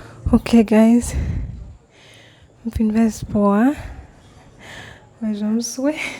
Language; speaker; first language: French; non-native, learner; Haitian Creole